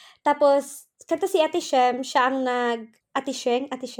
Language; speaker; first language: Filipino; non-native, local second language; Surigaonon